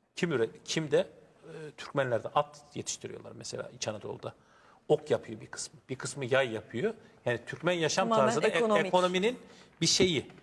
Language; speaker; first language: Turkish; native; Turkish